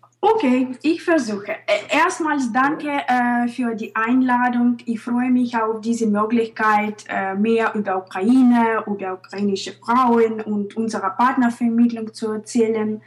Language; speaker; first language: German; non-native, fluent; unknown